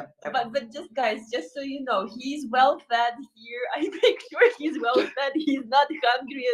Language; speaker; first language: English; non-native, fluent; Ukrainian